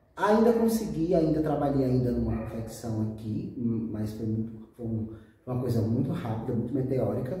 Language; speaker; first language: Portuguese; native; Portuguese